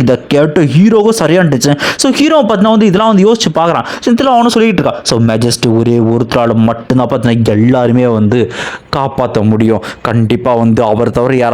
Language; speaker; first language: Tamil; native; Tamil